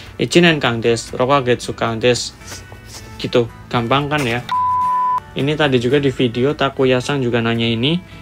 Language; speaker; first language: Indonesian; native; Indonesian